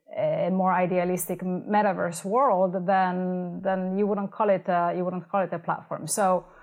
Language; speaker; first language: English; non-native, fluent; Italian